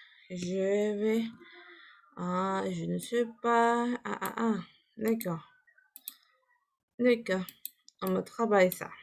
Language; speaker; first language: French; non-native, fluent; Spanish